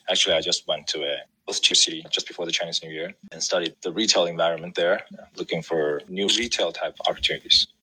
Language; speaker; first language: English; non-native, fluent; Chinese